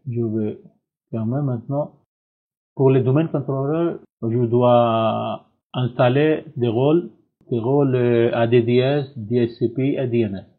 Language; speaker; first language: French; non-native, learner; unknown